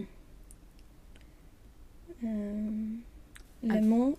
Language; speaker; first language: French; non-native, learner; Swedish